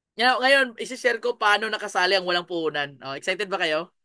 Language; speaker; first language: Filipino; non-native, local second language; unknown